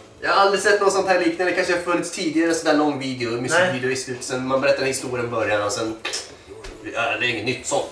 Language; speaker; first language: Swedish; native; Swedish